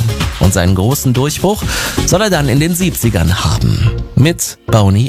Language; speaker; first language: German; native; German